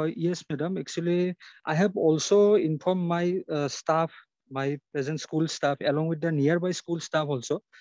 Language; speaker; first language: English; non-native, local second language; Assamese